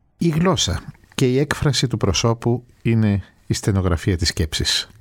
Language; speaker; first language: Greek; native; Greek